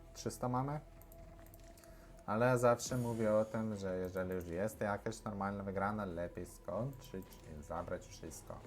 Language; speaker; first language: Polish; non-native, learner; Russian